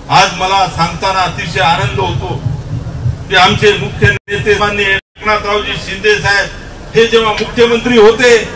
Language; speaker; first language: Marathi; non-native, local second language; Lambadi